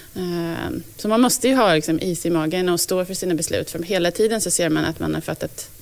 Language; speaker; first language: Swedish; non-native, fluent; English